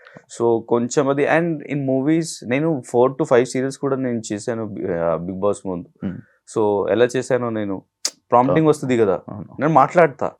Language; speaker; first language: Telugu; non-native, learner; Hindi